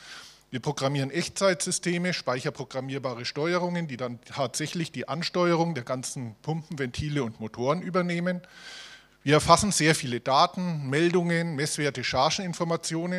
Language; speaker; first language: German; native; German